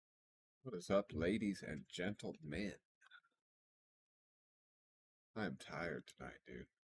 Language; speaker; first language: English; native; English